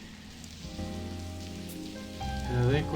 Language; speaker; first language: English; native; English